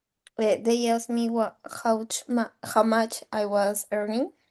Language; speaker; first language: English; non-native, learner; Spanish